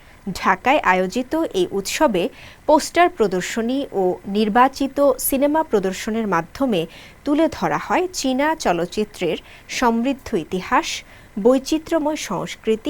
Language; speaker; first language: Bangla; native; Bangla